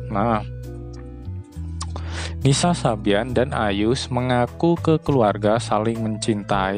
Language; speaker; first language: Indonesian; native; Indonesian